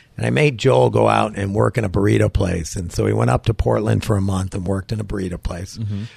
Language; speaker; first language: English; native; English